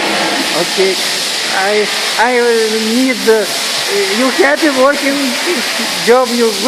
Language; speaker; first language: English; non-native, learner; Lithuanian